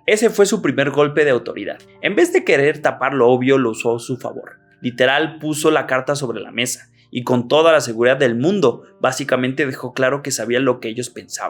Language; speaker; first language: Spanish; native; Spanish